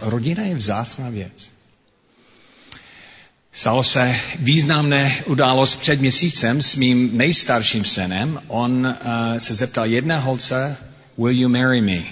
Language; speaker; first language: Czech; non-native, fluent; English